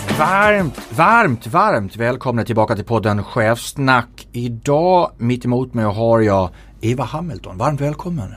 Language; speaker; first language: Swedish; native; Swedish